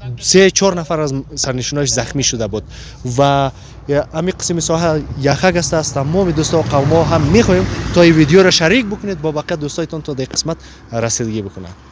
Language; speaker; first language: Persian; native; Persian